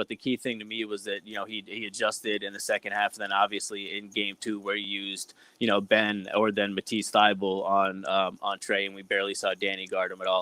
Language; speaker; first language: English; native; English